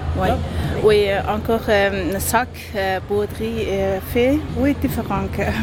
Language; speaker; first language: French; non-native, learner; Persian